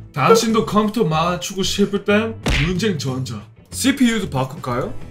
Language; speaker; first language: Korean; non-native, fluent; English